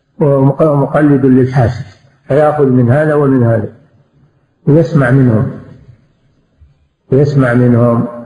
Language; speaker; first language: Arabic; native; Arabic